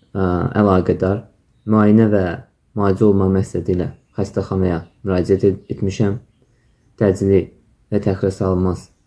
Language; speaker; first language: Azerbaijani; native; Azerbaijani